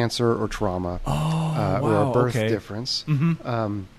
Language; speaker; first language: English; native; English